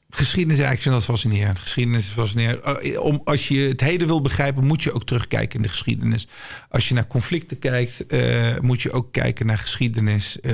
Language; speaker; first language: Dutch; early bilingual, other home language; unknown